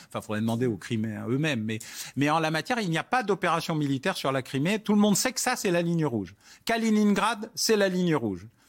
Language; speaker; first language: French; native; French